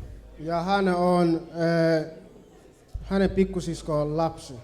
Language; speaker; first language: Finnish; early bilingual, other home language; Swahili